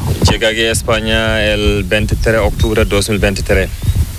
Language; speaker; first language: Spanish; non-native, learner; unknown